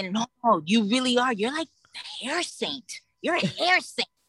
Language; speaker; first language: English; early bilingual, other home language; Spanish